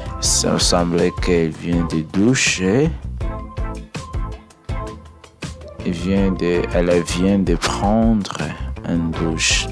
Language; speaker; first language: French; non-native, learner; English